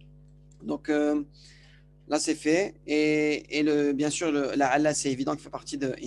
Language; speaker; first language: French; native; French